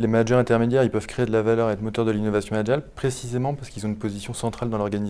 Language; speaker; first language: French; native; French